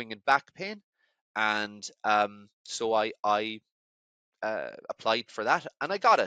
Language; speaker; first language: English; native; English